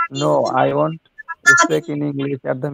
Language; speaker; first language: English; non-native, learner; Bangla